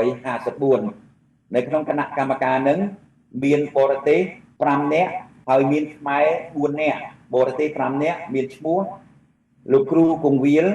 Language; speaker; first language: Khmer; native; Khmer